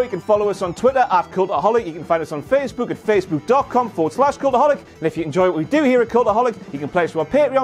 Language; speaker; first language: English; native; English